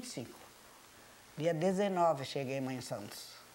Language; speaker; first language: Portuguese; early bilingual, other home language; Japanese